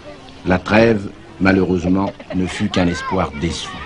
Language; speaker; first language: French; native; French